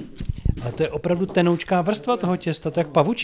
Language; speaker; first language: Czech; native; Czech